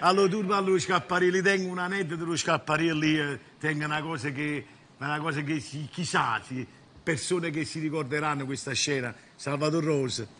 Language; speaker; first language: Italian; native; Italian